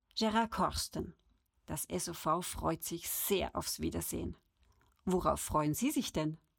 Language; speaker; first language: German; native; German